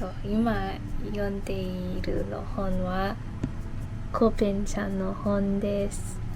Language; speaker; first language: Japanese; non-native, learner; English